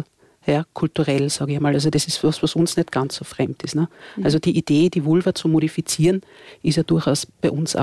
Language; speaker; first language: German; native; German